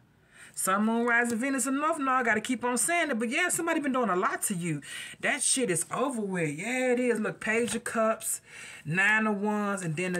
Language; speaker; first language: English; native; English